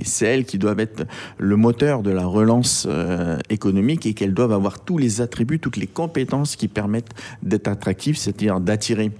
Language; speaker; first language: French; native; French